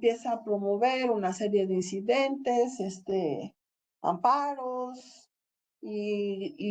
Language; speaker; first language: Spanish; native; Spanish